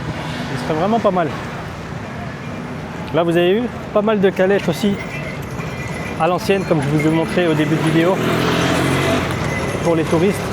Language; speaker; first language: French; native; French